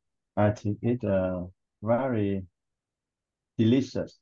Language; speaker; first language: English; non-native, learner; Vietnamese